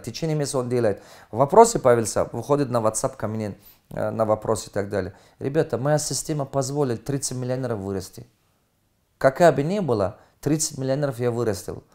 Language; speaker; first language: Russian; non-native, fluent; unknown